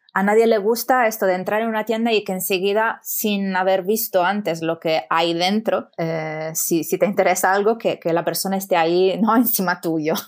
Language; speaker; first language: Spanish; non-native, fluent; Italian